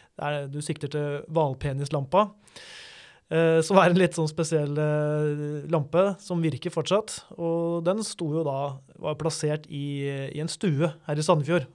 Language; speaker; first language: Norwegian; native; Norwegian